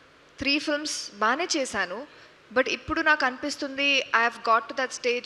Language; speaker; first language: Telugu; non-native, learner; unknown